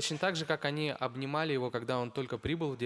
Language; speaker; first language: Russian; native; Russian